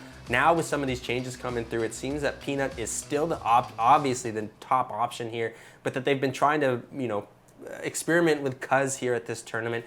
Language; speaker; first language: English; native; English